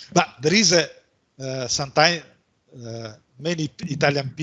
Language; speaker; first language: English; non-native, learner; Italian